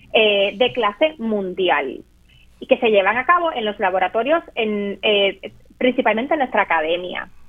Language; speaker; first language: Spanish; native; Spanish